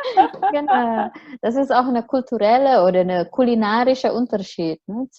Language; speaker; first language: German; non-native, fluent; Indonesian